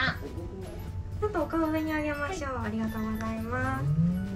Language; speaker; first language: Japanese; native; Japanese